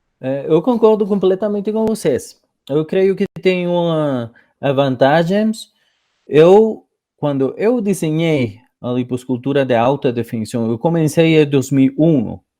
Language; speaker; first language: Portuguese; non-native, fluent; Spanish